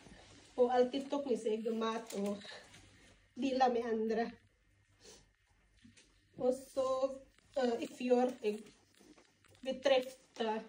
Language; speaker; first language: Norwegian; non-native, learner; Filipino